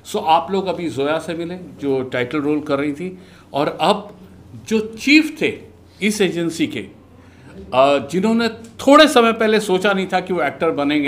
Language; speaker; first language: Hindi; native; Hindi